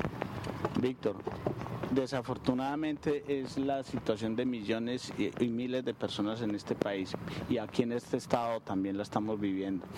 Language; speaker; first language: Spanish; native; Spanish